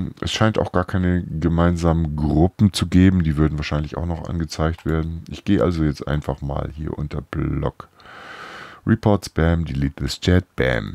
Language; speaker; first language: German; native; German